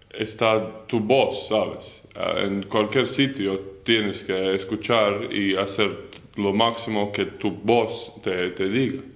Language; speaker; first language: Spanish; non-native, learner; Latvian